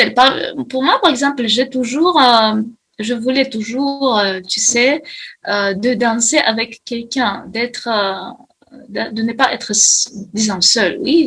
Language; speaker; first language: French; non-native, fluent; Russian